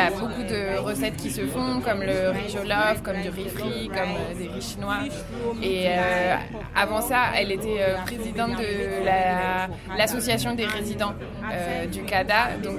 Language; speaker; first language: French; non-native, fluent; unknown